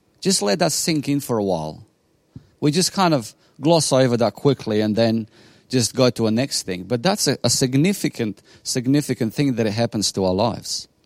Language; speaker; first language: English; non-native, fluent; Bosnian